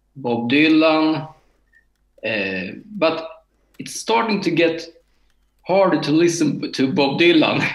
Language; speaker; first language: English; non-native, learner; Swedish